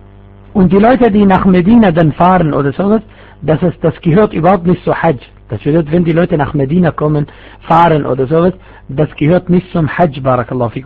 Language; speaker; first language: German; non-native, fluent; Arabic